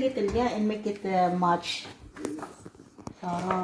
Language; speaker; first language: English; non-native, local second language; Filipino